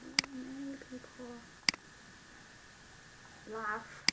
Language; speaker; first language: English; non-native, learner; Vietnamese